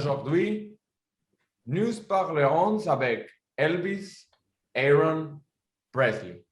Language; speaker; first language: French; non-native, learner; Spanish